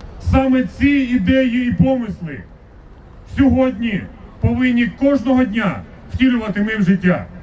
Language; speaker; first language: Ukrainian; native; Ukrainian